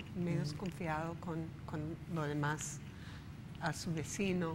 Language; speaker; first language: Spanish; non-native, fluent; English